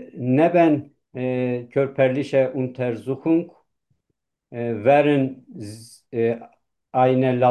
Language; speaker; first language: German; non-native, learner; Turkish